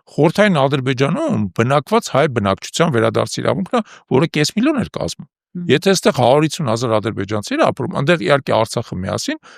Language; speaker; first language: Armenian; native; Armenian